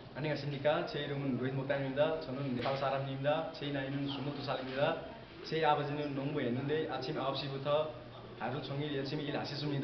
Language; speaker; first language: Korean; non-native, learner; Nepali